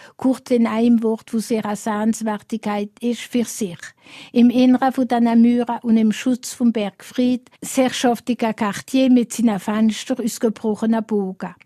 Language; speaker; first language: German; non-native, local second language; Swiss German